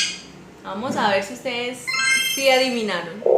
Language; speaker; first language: Spanish; native; Spanish